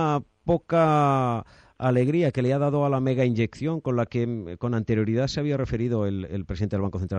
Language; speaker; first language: Spanish; native; Spanish